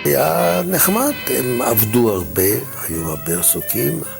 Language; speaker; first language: Hebrew; non-native, fluent; German